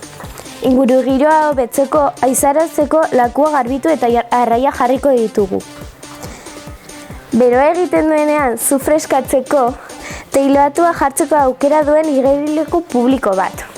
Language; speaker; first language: Basque; native; Basque